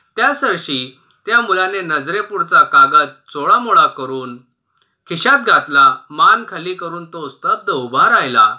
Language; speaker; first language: Marathi; non-native, local second language; Urdu